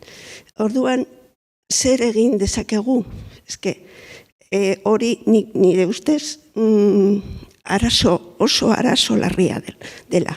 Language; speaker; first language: Basque; non-native, local second language; Spanish